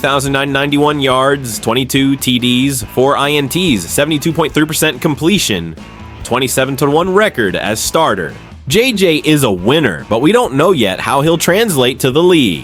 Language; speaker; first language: English; native; English